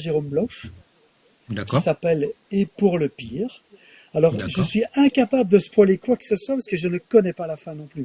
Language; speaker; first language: French; native; French